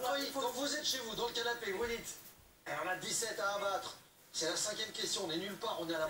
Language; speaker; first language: French; native; French